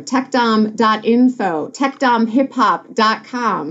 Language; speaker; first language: English; native; English